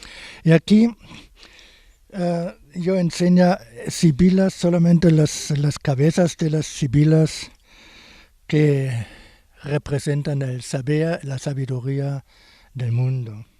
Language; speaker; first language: Spanish; non-native, fluent; German